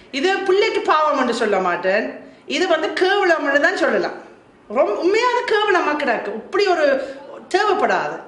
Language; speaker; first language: Tamil; non-native, fluent; German